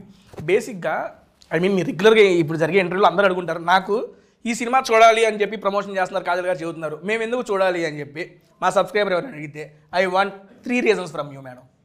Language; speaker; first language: Telugu; native; Telugu